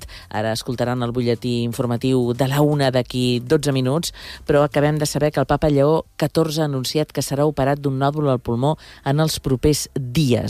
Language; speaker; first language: Catalan; native; Catalan